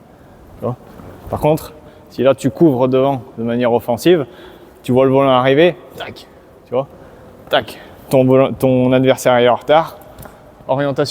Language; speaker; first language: French; native; French